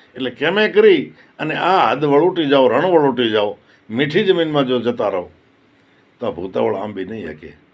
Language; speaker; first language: Gujarati; native; Gujarati